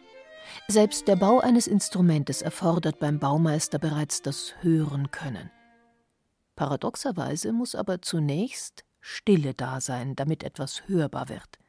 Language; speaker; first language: German; native; German